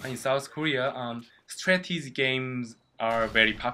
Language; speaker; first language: English; non-native, learner; Korean